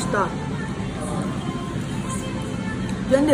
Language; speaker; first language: Korean; non-native, fluent; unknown